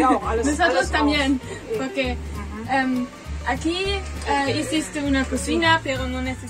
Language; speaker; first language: Spanish; non-native, learner; German